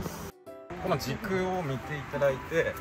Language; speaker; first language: Japanese; native; Japanese